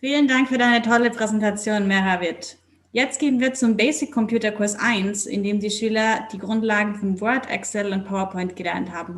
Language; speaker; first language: German; native; German